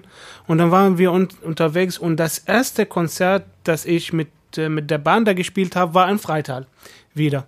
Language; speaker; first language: German; non-native, fluent; Arabic